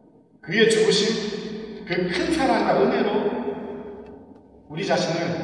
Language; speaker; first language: Korean; native; Korean